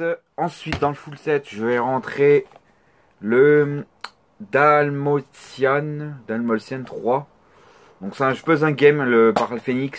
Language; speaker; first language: French; native; French